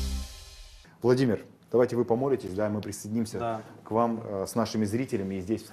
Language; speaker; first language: Russian; native; Russian